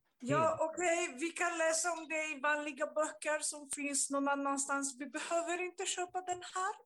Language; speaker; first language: Swedish; non-native, fluent; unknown